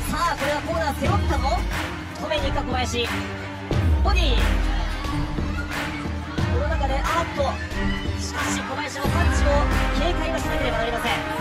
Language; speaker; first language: Japanese; native; Japanese